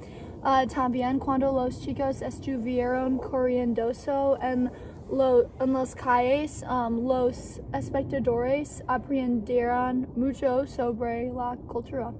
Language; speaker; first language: Spanish; non-native, learner; English